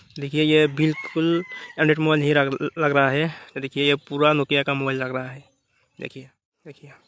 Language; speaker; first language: Hindi; non-native, local second language; Bangla